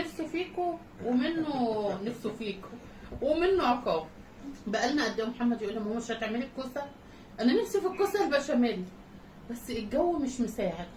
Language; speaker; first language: Arabic; native; Arabic